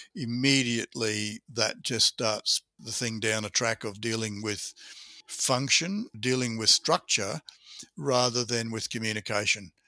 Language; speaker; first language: English; native; English